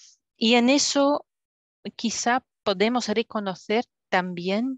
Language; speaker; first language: Spanish; non-native, fluent; French